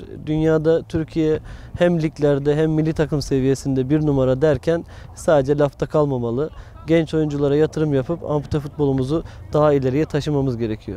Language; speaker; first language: Turkish; native; Turkish